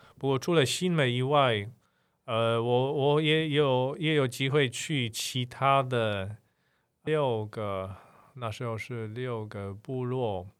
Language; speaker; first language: Chinese; non-native, fluent; Polish